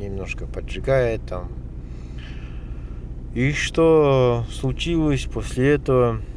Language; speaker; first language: Russian; non-native, local second language; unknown